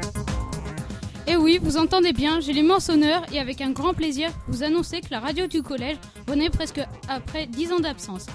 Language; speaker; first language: French; native; French